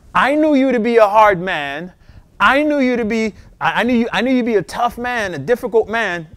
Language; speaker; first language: English; native; English